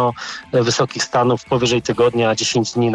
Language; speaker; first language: Polish; native; Polish